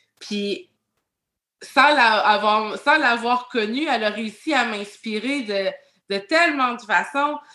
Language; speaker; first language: French; native; French